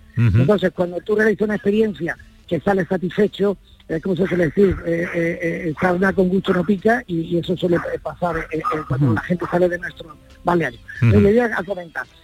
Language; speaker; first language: Spanish; native; Spanish